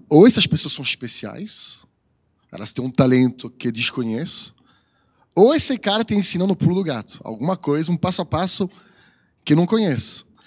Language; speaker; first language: Portuguese; non-native, fluent; French